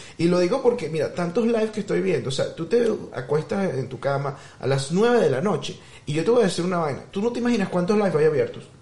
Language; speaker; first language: Spanish; native; Spanish